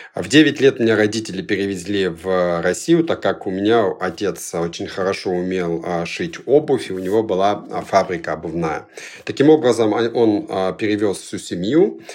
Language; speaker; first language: Russian; early bilingual, other home language; Georgian